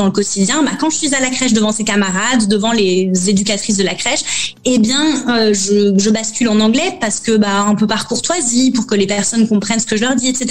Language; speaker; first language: French; native; French